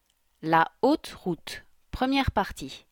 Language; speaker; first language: French; non-native, learner; English